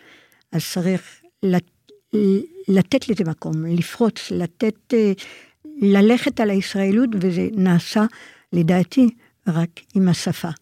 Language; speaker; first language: Hebrew; non-native, fluent; French